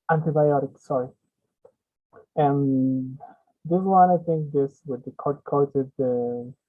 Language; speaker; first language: English; non-native, learner; Spanish